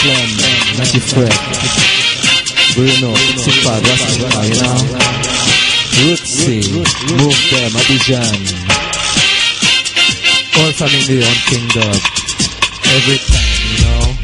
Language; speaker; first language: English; non-native, learner; French